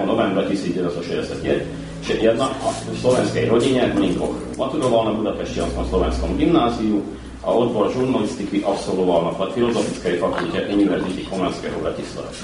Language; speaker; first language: Slovak; early bilingual, heritage; Slovak